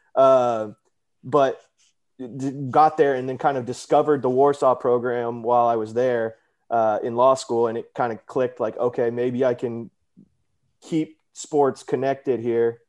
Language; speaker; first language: English; native; English